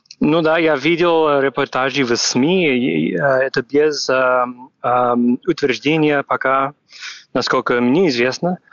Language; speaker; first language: Russian; non-native, fluent; English